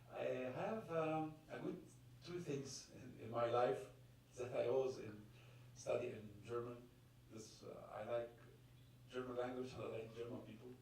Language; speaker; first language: English; non-native, fluent; Arabic